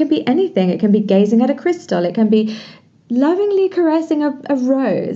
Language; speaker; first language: English; native; English